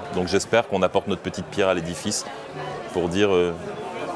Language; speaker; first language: French; native; French